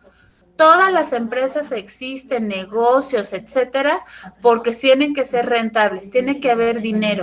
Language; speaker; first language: Spanish; native; Spanish